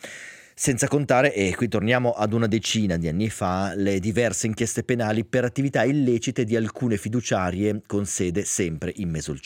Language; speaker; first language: Italian; native; Italian